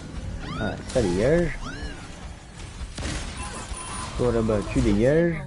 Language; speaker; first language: French; native; French